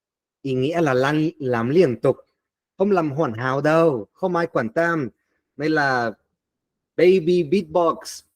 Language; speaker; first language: Vietnamese; non-native, fluent; Spanish